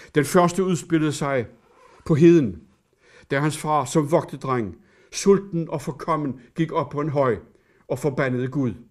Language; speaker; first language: Danish; native; Danish